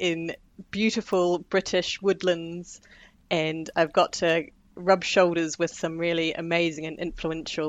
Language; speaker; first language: English; native; English